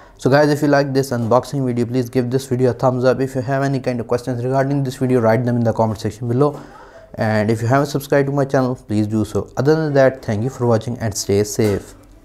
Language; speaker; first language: English; non-native, local second language; Urdu